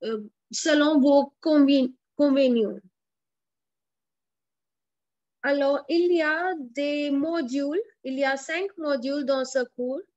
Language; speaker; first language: French; non-native, fluent; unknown